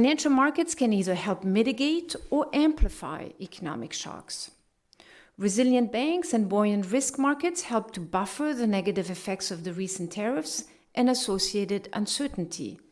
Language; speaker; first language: English; non-native, fluent; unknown